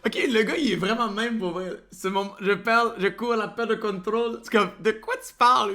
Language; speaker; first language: French; native; French